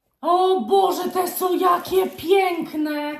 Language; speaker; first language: Polish; native; Polish